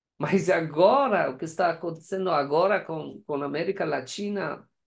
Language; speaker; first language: Portuguese; non-native, learner; Persian